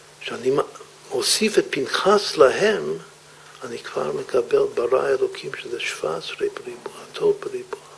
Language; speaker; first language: Hebrew; non-native, fluent; English